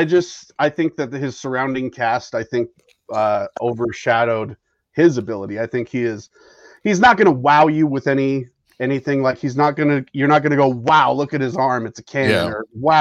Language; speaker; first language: English; native; English